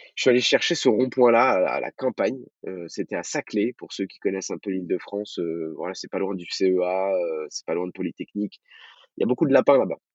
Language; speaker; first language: French; early bilingual, other home language; Arabic